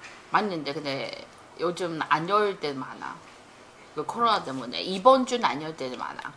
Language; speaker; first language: Korean; non-native, fluent; Chinese